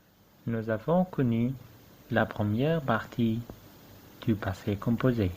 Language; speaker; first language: French; non-native, local second language; Arabic